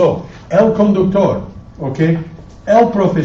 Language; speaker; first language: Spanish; non-native, fluent; English